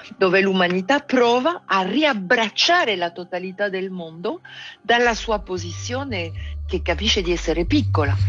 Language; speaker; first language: Italian; non-native, fluent; French